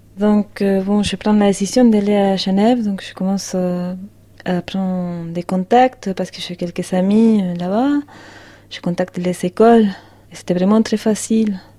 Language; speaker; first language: French; non-native, fluent; Spanish